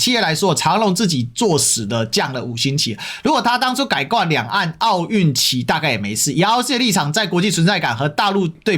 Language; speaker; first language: Chinese; native; Chinese